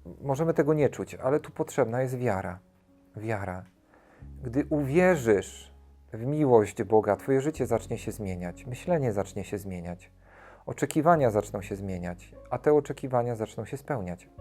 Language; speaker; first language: Polish; native; Polish